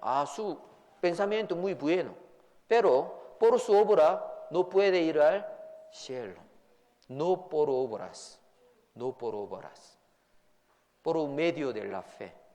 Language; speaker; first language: Spanish; non-native, fluent; Korean